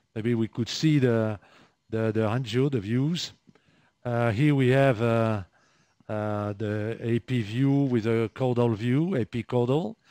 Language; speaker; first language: English; non-native, fluent; French